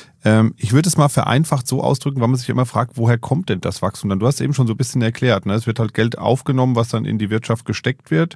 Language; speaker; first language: German; native; German